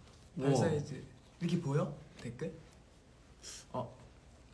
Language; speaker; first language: Korean; native; Korean